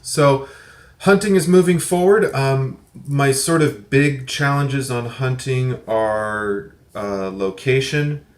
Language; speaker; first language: English; native; English